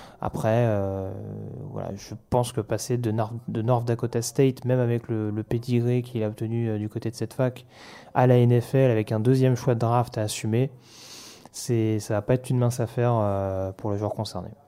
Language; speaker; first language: French; native; French